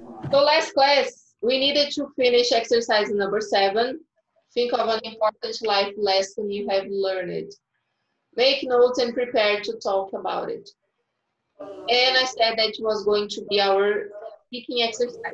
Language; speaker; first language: English; non-native, fluent; Portuguese